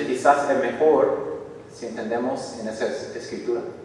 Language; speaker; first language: Spanish; non-native, fluent; English